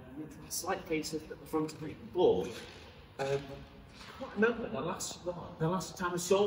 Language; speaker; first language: English; native; English